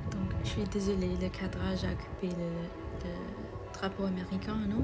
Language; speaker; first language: French; non-native, learner; English